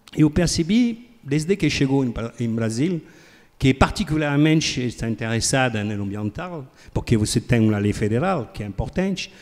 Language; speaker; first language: Portuguese; non-native, learner; French